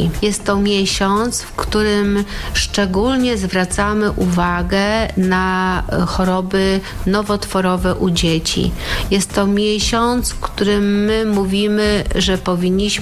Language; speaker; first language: Polish; native; Polish